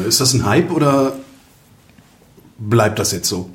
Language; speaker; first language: German; native; German